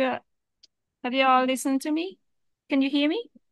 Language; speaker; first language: English; non-native, fluent; Vietnamese